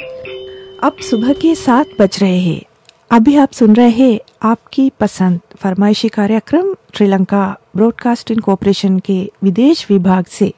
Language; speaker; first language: Hindi; non-native, fluent; Sinhala